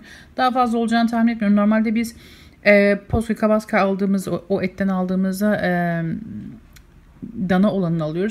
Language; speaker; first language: Turkish; native; Turkish